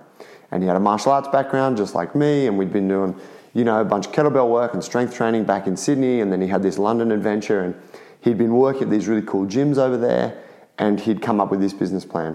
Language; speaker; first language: English; native; English